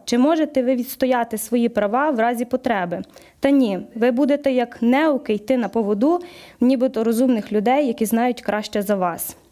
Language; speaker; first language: Ukrainian; native; Ukrainian